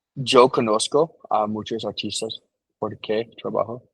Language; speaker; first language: Spanish; non-native, learner; English